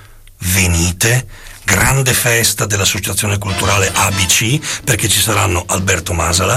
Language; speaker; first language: Italian; native; Italian